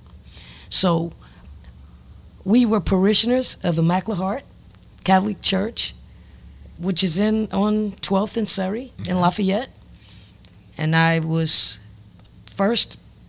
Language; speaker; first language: English; native; English